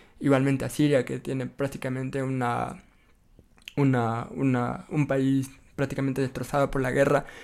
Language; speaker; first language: Spanish; native; Spanish